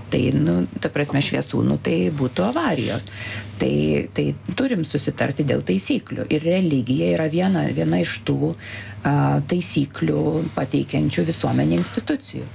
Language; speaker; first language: Lithuanian; native; Lithuanian